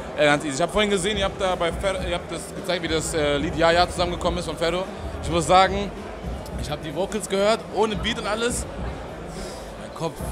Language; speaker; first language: German; early bilingual, other home language; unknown